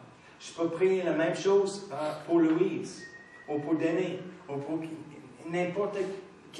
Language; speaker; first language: French; non-native, fluent; English